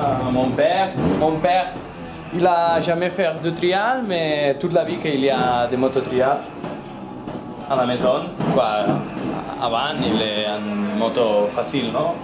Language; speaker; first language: French; non-native, learner; Spanish